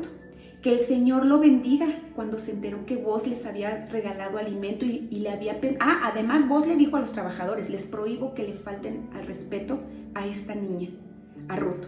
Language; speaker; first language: Spanish; native; Spanish